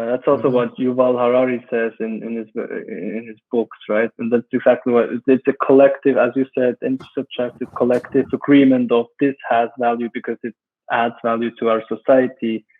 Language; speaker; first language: English; non-native, fluent; German